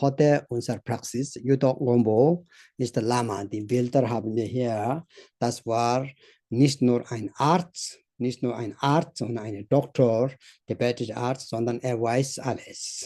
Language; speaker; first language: German; non-native, learner; Tibetan